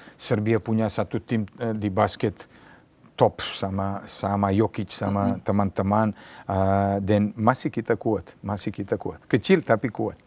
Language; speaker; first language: Indonesian; non-native, fluent; Serbian